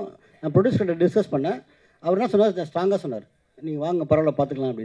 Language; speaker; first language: Tamil; native; Tamil